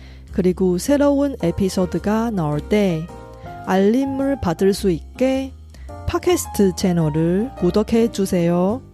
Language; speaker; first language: Korean; non-native, fluent; Chinese